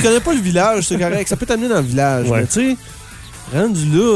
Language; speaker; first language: French; native; French